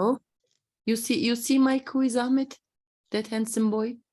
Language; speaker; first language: English; non-native, fluent; Turkish